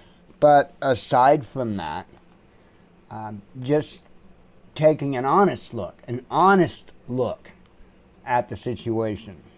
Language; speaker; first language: English; native; English